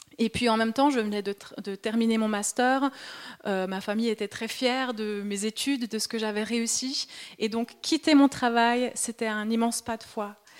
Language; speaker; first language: French; native; French